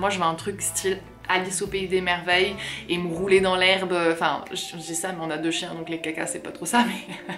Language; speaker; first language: French; native; French